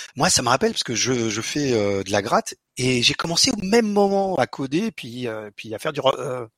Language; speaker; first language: French; early bilingual, other home language; Portuguese